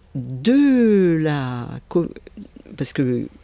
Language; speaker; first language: French; native; French